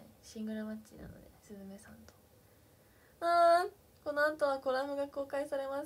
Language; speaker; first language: Japanese; native; Japanese